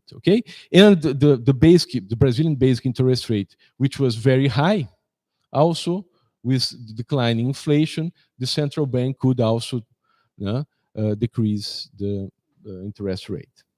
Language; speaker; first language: English; non-native, fluent; Portuguese